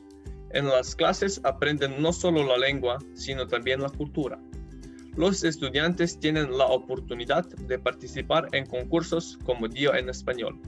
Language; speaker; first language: Spanish; non-native, learner; Slovenian